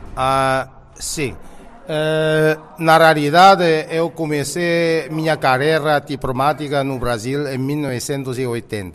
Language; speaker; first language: Portuguese; non-native, fluent; Chinese